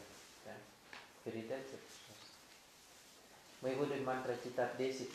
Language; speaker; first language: Russian; non-native, learner; Thai